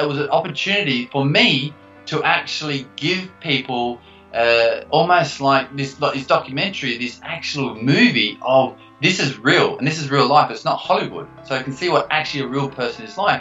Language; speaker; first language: English; native; English